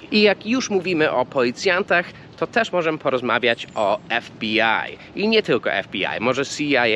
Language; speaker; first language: Polish; non-native, fluent; English